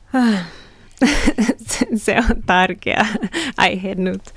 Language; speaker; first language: Finnish; non-native, fluent; Spanish